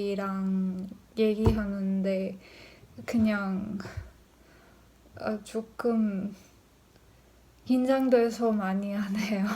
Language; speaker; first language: Korean; non-native, learner; English